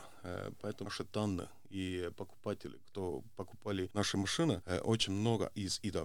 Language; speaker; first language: Russian; non-native, local second language; Estonian